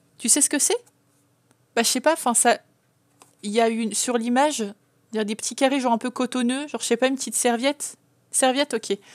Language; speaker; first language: French; native; French